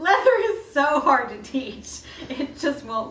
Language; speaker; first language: English; native; English